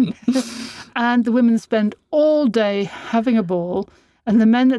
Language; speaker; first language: English; native; English